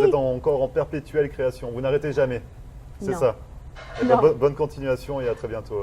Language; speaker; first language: French; native; French